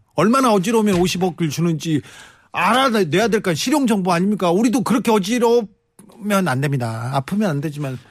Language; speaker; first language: Korean; native; Korean